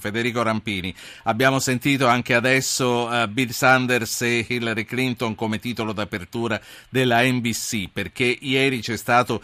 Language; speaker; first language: Italian; native; Italian